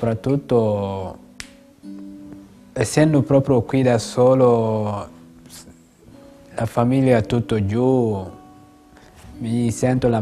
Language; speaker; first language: Italian; non-native, fluent; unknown